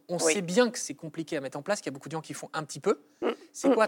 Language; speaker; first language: French; native; French